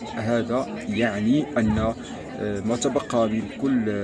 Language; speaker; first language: Arabic; native; Arabic